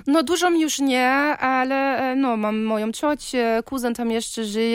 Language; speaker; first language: Polish; early bilingual, heritage; Polish